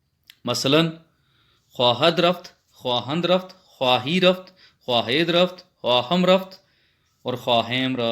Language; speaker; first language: Persian; non-native, fluent; Urdu